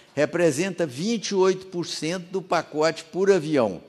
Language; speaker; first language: Portuguese; native; Portuguese